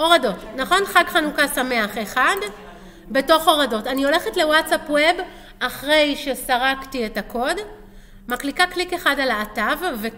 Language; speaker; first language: Hebrew; native; Hebrew